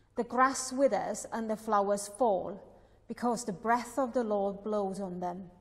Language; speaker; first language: English; non-native, fluent; Estonian